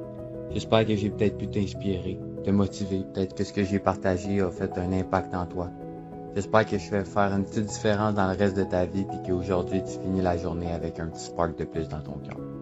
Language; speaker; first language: French; native; French